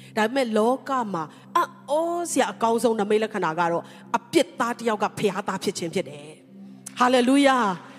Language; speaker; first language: Burmese; non-native, local second language; Tedim Chin